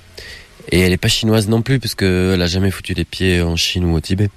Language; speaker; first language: French; native; French